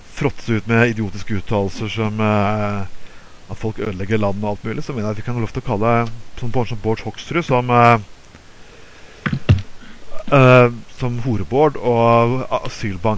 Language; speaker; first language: Norwegian; native; Norwegian